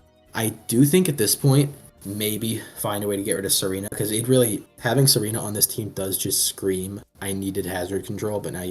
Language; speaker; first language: English; native; English